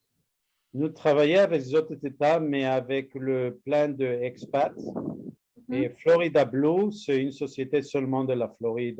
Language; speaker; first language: French; non-native, learner; Spanish